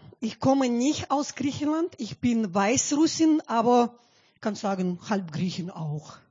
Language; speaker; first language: German; non-native, fluent; Russian